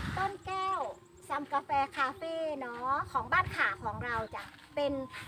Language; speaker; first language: Thai; native; Thai